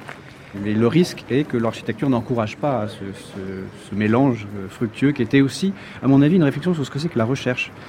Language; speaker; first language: French; native; French